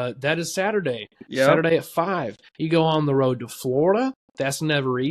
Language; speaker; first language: English; native; English